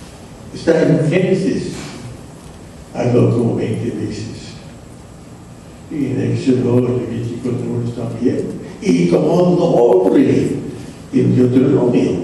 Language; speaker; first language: Spanish; non-native, fluent; English